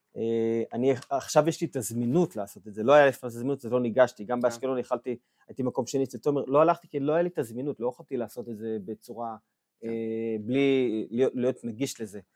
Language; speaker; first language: Hebrew; native; Hebrew